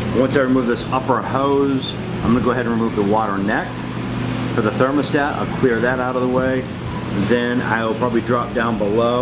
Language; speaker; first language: English; native; English